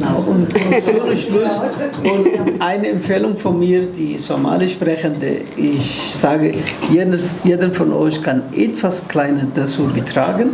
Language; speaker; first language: German; non-native, fluent; Somali